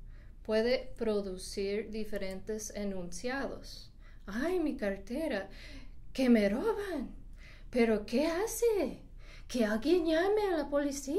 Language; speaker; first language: Spanish; non-native, fluent; English